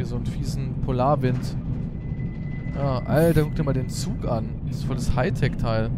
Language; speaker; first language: German; native; German